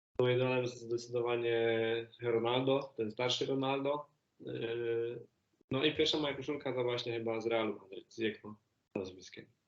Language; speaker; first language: Polish; native; Polish